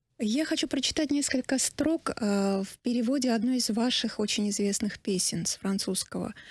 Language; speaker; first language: Russian; non-native, local second language; Armenian